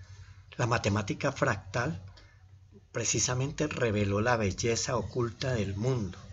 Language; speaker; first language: Spanish; native; Spanish